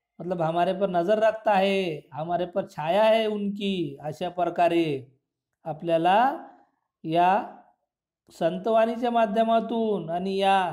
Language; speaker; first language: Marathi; non-native, local second language; Urdu